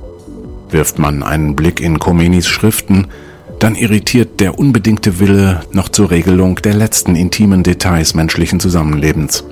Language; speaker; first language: German; native; German